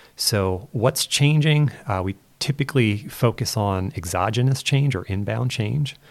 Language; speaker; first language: English; native; English